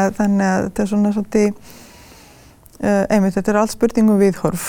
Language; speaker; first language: Icelandic; non-native, fluent; Serbian